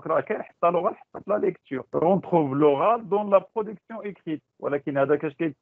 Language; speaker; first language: French; non-native, local second language; Tachelhit